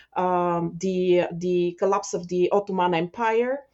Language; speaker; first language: English; non-native, fluent; Bulgarian